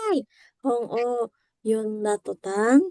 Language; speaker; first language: Japanese; non-native, fluent; Indonesian